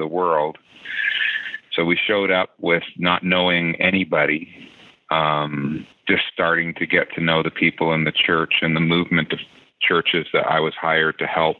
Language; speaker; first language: English; native; English